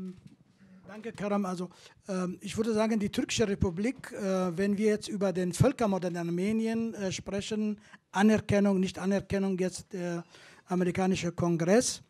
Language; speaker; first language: German; non-native, fluent; Kurdish